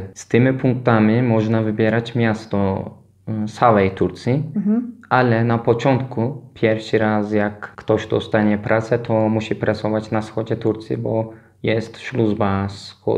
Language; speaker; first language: Polish; non-native, fluent; Turkish